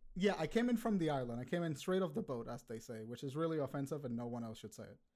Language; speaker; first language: English; early bilingual, other home language; Spanish